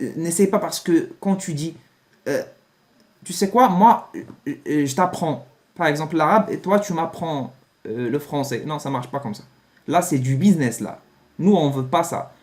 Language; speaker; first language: French; non-native, fluent; Arabic